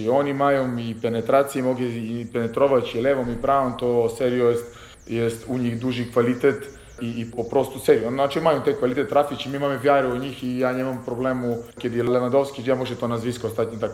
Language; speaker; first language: Polish; non-native, fluent; Serbian